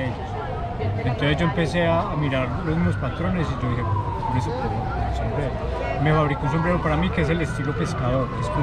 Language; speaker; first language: Spanish; native; Spanish